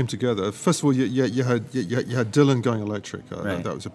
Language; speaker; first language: English; native; English